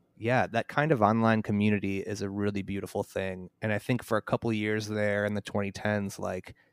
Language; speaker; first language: English; native; English